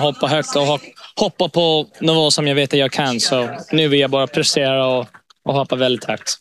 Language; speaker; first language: Swedish; early bilingual, heritage; English